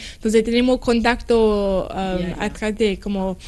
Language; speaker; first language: Spanish; non-native, learner; English